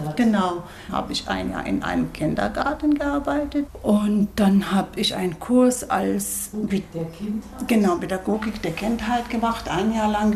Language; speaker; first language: German; non-native, fluent; Arabic